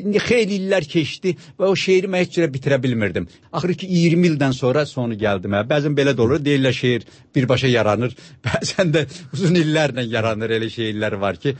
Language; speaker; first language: Azerbaijani; native; Azerbaijani